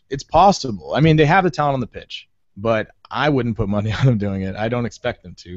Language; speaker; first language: English; native; English